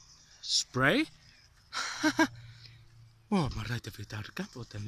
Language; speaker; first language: Welsh; non-native, learner; English